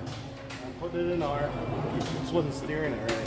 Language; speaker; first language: English; native; English